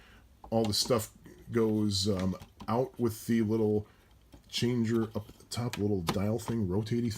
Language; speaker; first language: English; native; English